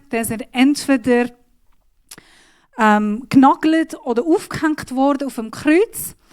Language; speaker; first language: German; non-native, learner; Persian